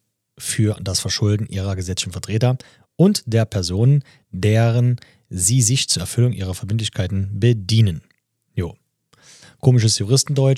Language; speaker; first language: German; native; German